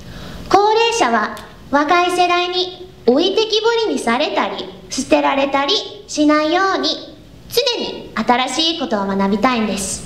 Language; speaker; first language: Japanese; non-native, learner; English